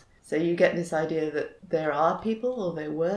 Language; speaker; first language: English; native; English